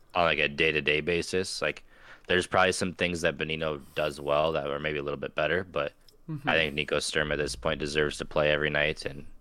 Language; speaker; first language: English; native; English